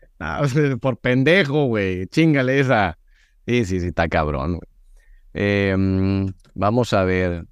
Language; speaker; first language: Spanish; native; Spanish